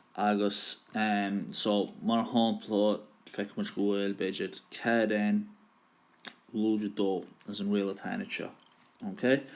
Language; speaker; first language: Irish; native; Irish